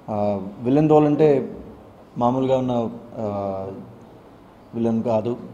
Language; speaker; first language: Telugu; non-native, learner; Tamil